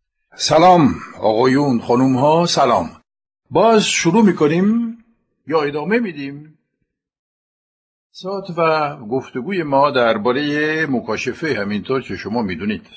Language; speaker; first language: Persian; non-native, fluent; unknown